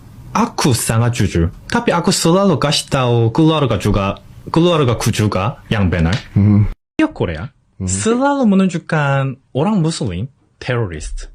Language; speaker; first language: Indonesian; non-native, fluent; Korean